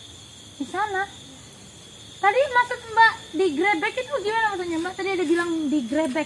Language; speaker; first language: Indonesian; native; Indonesian